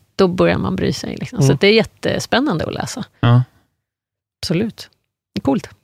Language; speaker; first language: Swedish; non-native, fluent; English